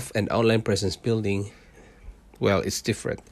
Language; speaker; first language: English; non-native, local second language; Cebuano